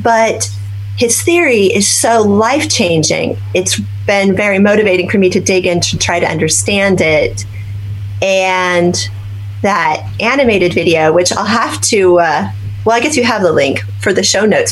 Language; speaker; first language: English; native; English